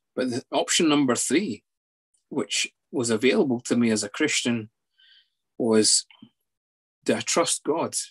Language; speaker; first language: English; native; English